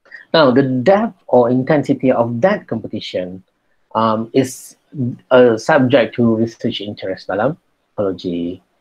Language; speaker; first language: English; non-native, local second language; Malay